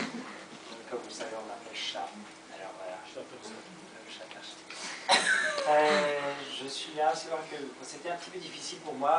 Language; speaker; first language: French; non-native, fluent; Persian